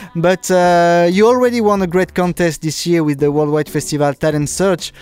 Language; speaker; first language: English; non-native, fluent; French